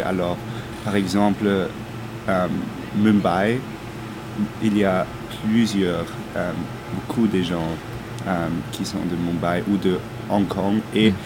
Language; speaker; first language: French; non-native, learner; German